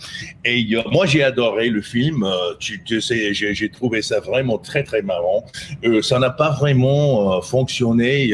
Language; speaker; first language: French; non-native, fluent; English